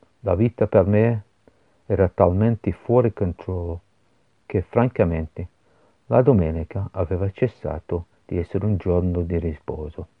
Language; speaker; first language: Italian; non-native, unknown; English